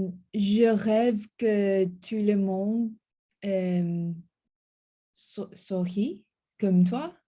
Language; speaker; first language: French; non-native, learner; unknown